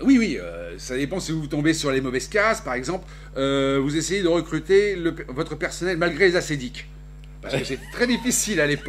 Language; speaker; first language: French; native; French